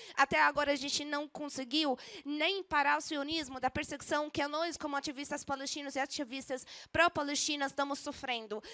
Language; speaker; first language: Portuguese; non-native, fluent; Arabic